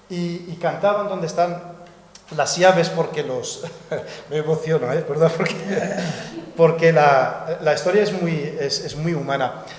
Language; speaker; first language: Spanish; native; Spanish